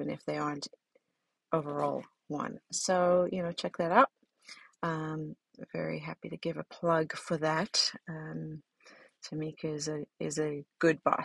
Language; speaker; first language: English; native; English